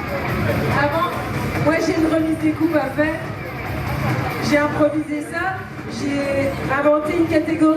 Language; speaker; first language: French; native; French